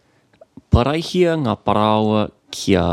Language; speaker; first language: Māori; non-native, local second language; English